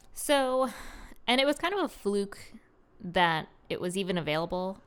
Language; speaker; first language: English; native; English